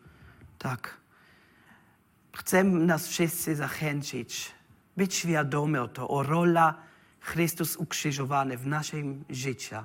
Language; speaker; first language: Polish; non-native, learner; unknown